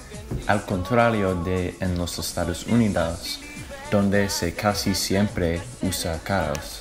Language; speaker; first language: Spanish; non-native, learner; English